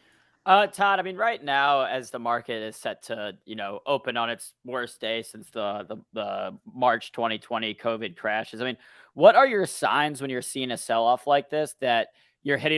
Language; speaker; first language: English; native; English